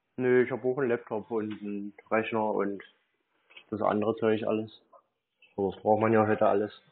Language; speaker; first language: German; native; German